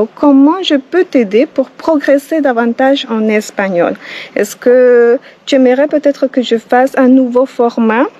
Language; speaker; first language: French; non-native, fluent; Spanish